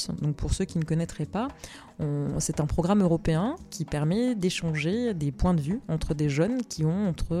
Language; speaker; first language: French; native; French